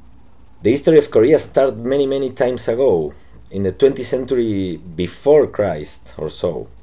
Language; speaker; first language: English; non-native, local second language; Spanish